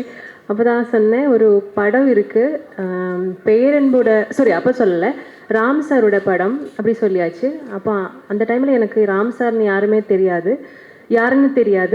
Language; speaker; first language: Tamil; non-native, learner; Malayalam